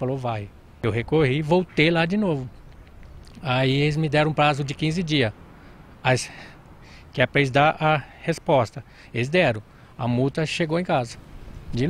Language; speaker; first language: Portuguese; native; Portuguese